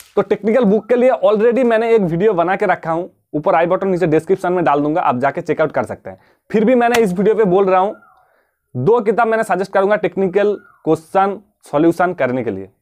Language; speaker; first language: Hindi; non-native, local second language; Bangla